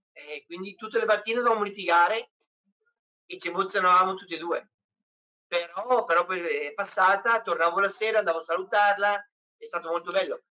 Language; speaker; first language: Italian; native; Italian